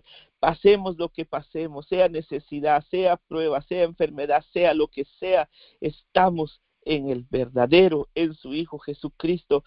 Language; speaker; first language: Spanish; native; Spanish